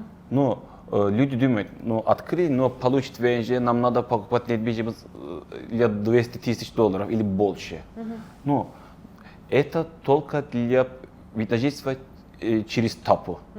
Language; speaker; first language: Russian; non-native, learner; Turkish